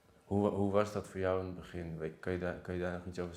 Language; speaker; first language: Dutch; native; Dutch